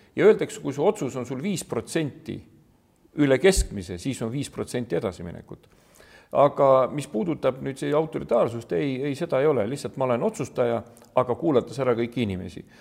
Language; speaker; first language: Estonian; native; Estonian